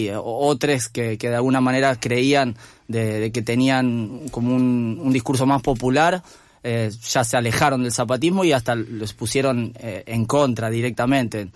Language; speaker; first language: Spanish; native; Spanish